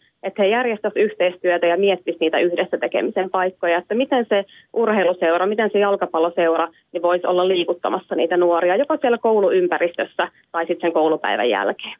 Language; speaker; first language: Finnish; native; Finnish